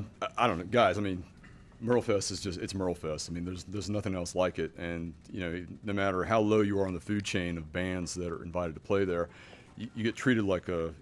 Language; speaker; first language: English; native; English